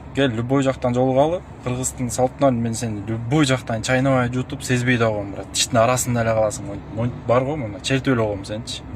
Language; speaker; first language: Kyrgyz; non-native, local second language; Russian